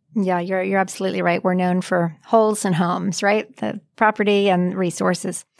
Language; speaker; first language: English; native; English